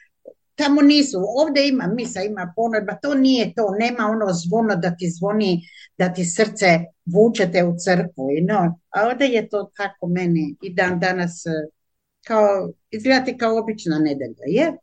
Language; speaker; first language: Croatian; native; Croatian